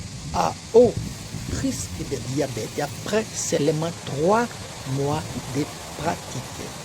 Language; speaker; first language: French; non-native, learner; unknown